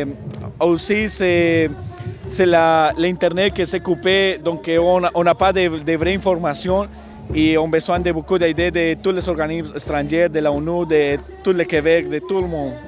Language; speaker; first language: French; non-native, learner; Spanish